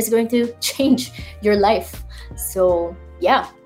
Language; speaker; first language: English; non-native, local second language; Iloko